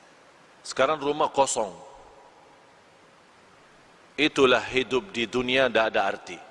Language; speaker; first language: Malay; non-native, fluent; Arabic